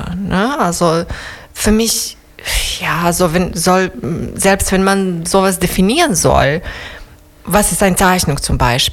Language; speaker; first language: German; non-native, fluent; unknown